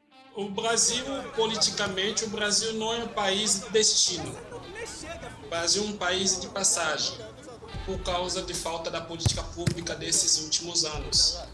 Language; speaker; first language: Portuguese; non-native, fluent; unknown